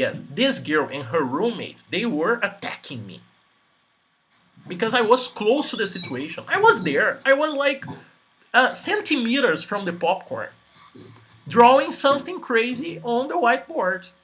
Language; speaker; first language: English; non-native, fluent; Portuguese